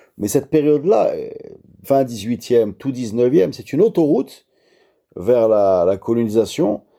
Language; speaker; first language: French; non-native, local second language; Arabic